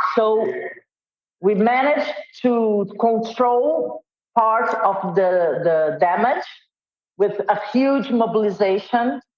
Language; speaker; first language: English; non-native, fluent; Portuguese